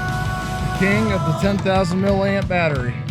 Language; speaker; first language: English; native; English